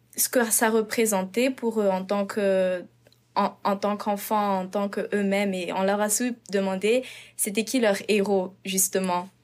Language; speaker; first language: French; non-native, local second language; Malagasy